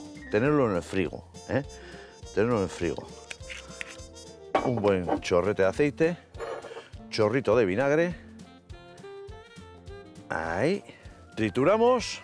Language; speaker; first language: Spanish; native; Spanish